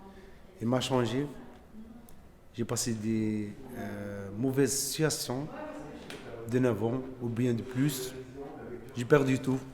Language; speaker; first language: French; non-native, learner; Arabic